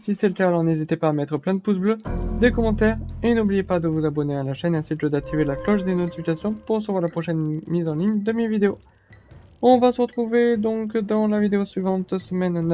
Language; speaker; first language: French; native; French